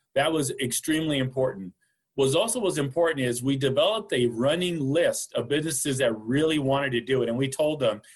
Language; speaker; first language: English; native; English